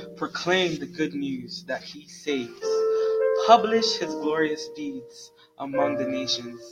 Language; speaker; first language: English; native; English